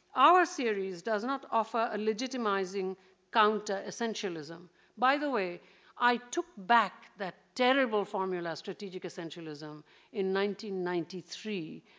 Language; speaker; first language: English; non-native, local second language; Bangla